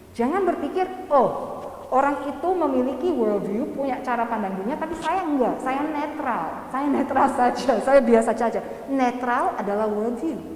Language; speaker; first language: Indonesian; non-native, fluent; English